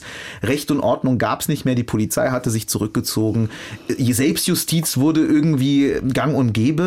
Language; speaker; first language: German; early bilingual, other home language; Arabic